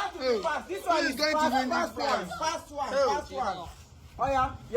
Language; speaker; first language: English; non-native, local second language; Igbo